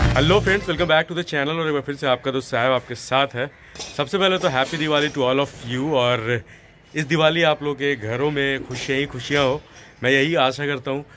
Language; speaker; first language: Hindi; native; Hindi